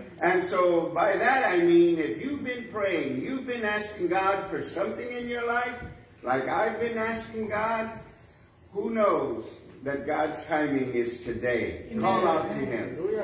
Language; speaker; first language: English; native; English